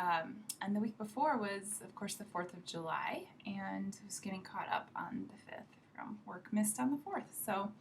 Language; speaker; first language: English; native; English